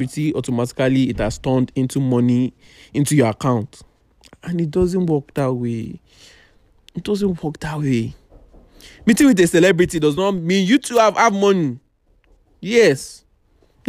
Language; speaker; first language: English; non-native, local second language; Yoruba